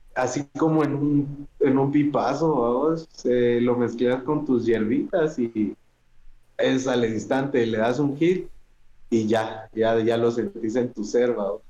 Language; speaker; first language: Spanish; native; Spanish